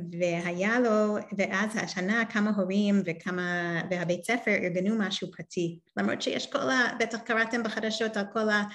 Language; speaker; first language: Hebrew; non-native, fluent; English